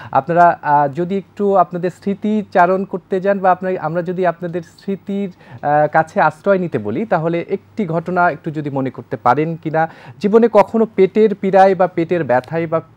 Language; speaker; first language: Bangla; native; Bangla